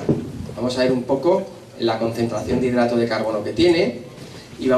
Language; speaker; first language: Spanish; native; Spanish